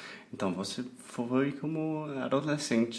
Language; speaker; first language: Portuguese; non-native, fluent; English